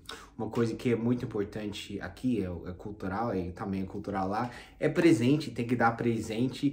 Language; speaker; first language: Portuguese; non-native, fluent; English